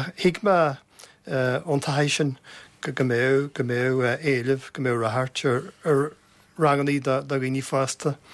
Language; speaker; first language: Irish; native; Irish